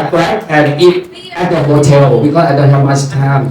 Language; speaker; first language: English; non-native, learner; Thai